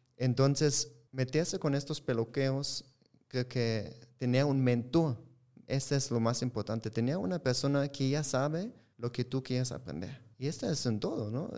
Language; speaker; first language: Spanish; non-native, fluent; German